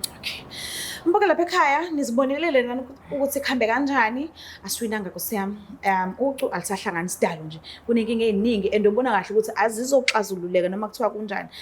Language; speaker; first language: Zulu; native; Zulu